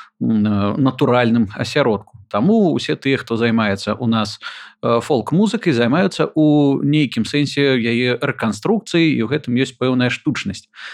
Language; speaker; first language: Belarusian; non-native, local second language; Russian